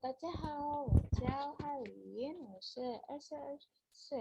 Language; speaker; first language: Chinese; non-native, learner; Indonesian